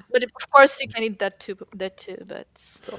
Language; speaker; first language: English; non-native, fluent; Ukrainian